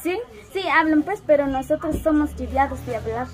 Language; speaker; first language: Spanish; non-native, local second language; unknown